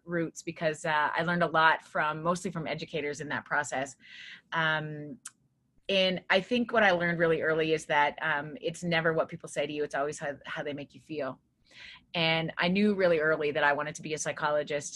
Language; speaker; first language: English; native; English